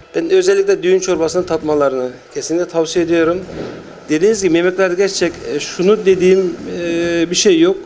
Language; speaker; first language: Turkish; native; Turkish